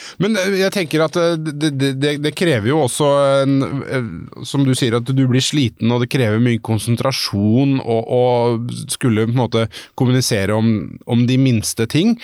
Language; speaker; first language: Norwegian; native; Norwegian